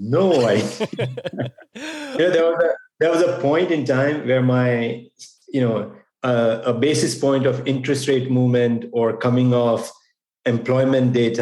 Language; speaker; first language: English; non-native, local second language; Gujarati